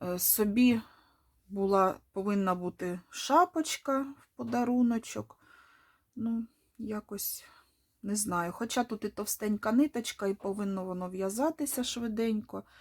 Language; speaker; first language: Ukrainian; non-native, local second language; Russian